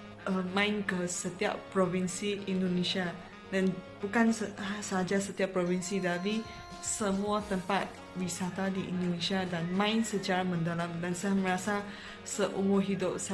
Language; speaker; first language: Indonesian; non-native, fluent; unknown